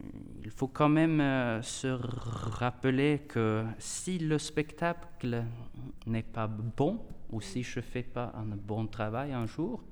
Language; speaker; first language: French; non-native, fluent; Swedish